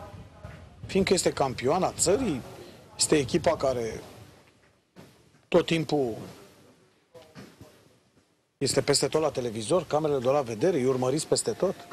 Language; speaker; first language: Romanian; native; Romanian